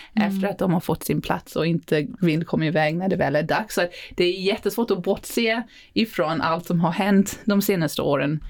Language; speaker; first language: Swedish; non-native, fluent; Afrikaans